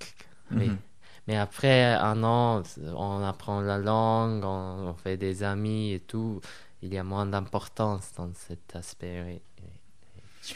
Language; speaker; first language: French; non-native, fluent; Japanese